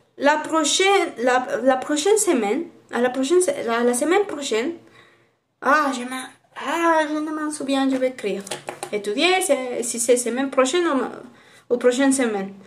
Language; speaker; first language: French; non-native, learner; Spanish